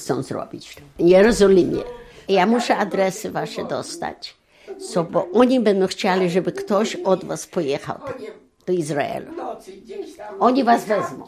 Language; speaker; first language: Polish; non-native, local second language; Yiddish